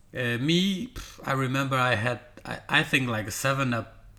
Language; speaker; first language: English; non-native, fluent; Portuguese